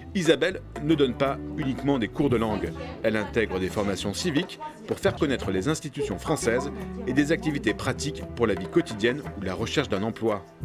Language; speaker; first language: French; native; French